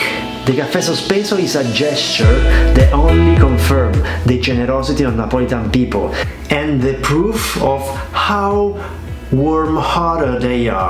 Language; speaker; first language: English; non-native, fluent; Italian